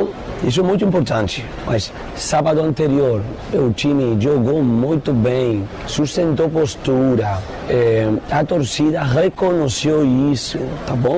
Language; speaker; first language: Portuguese; non-native, fluent; Spanish